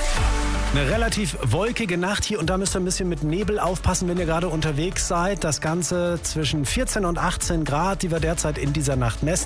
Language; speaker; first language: German; native; German